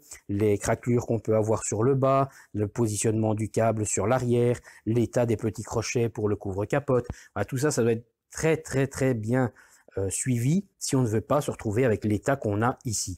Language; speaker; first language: French; native; French